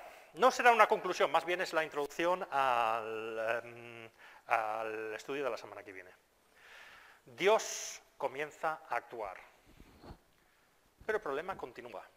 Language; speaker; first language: Spanish; non-native, fluent; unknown